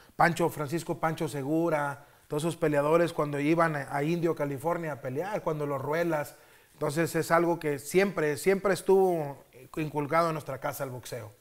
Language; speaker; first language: Spanish; early bilingual, heritage; Spanish